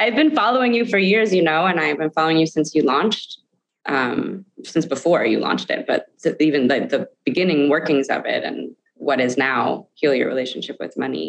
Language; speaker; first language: English; native; English